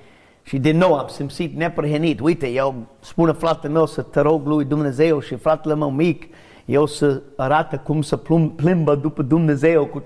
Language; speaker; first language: Romanian; non-native, learner; English